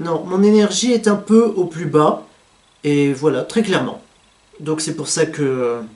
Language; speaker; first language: French; native; French